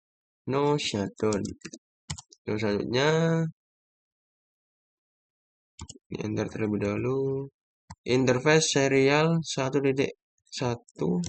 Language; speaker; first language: Indonesian; native; Indonesian